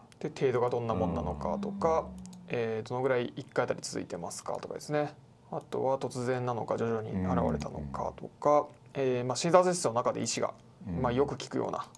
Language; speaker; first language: Japanese; native; Japanese